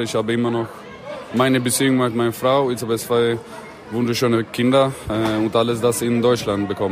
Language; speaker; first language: German; non-native, learner; Swedish